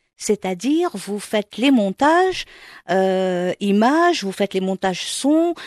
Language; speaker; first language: French; non-native, local second language; Arabic